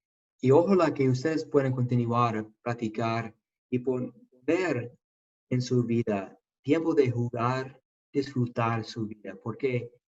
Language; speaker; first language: Spanish; non-native, fluent; English